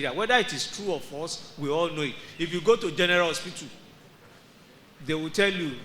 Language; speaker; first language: English; non-native, local second language; Yoruba